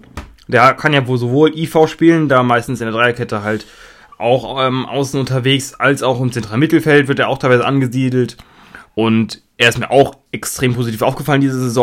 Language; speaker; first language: German; native; German